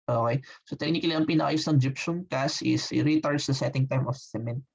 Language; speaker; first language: English; non-native, local second language; Filipino